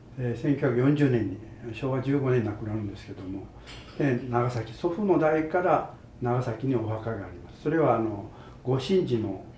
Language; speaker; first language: Japanese; native; Japanese